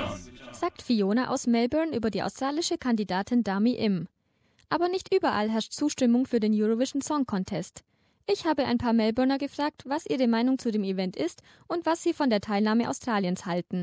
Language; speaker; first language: German; native; German